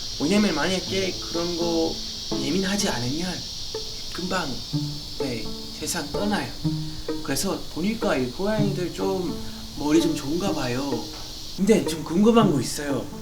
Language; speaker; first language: Korean; non-native, fluent; English